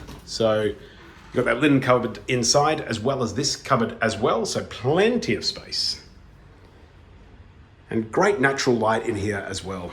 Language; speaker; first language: English; native; English